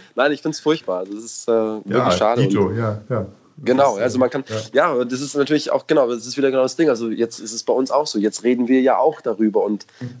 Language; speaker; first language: German; native; German